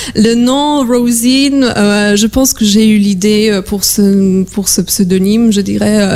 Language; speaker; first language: French; non-native, fluent; Polish